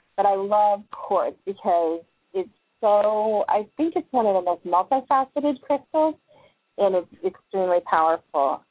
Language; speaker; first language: English; native; English